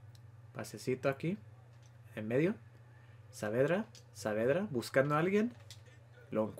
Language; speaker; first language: Spanish; early bilingual, heritage; Spanish